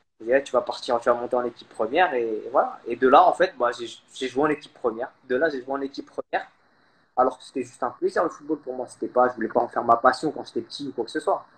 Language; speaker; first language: French; early bilingual, other home language; Khmer